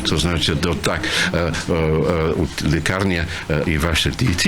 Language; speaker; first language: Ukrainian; non-native, learner; English